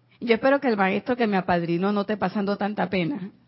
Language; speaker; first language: Spanish; native; Spanish